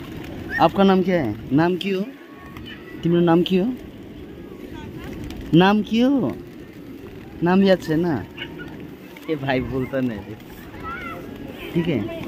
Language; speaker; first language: Hindi; non-native, local second language; Nepali